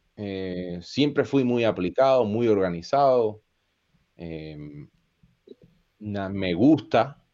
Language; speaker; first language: Spanish; native; Spanish